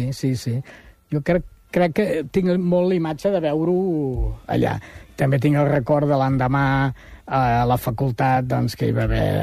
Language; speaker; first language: Catalan; native; Catalan